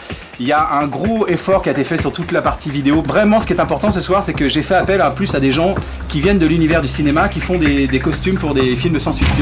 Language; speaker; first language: French; native; French